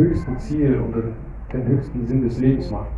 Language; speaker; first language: German; non-native, fluent; Russian